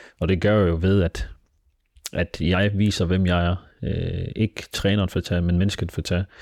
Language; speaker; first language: Danish; early bilingual, other home language; Somali